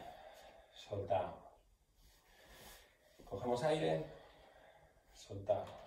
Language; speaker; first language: Spanish; native; Spanish